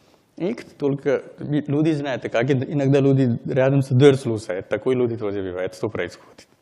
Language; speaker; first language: Russian; non-native, learner; Hindi